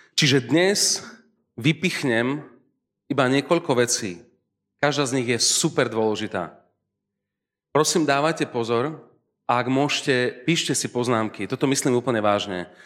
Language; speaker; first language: Slovak; native; Slovak